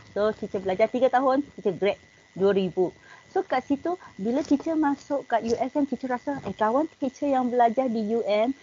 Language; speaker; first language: Malay; non-native, local second language; Chinese